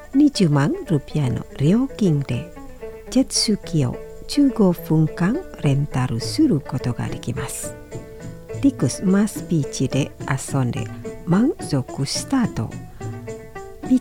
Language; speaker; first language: Japanese; non-native, fluent; Indonesian